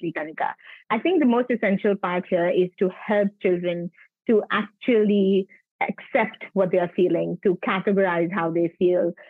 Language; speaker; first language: English; non-native, local second language; Punjabi